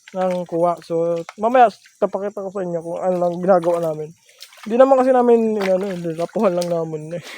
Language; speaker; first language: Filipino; non-native, local second language; Masbatenyo